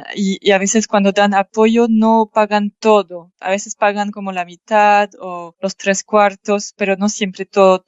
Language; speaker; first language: Spanish; non-native, fluent; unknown